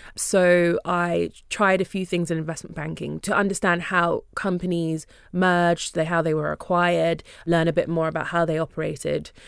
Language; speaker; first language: English; early bilingual, other home language; Yoruba